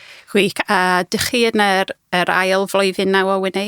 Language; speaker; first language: Welsh; non-native, fluent; English